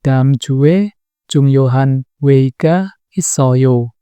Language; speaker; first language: Korean; non-native, fluent; Indonesian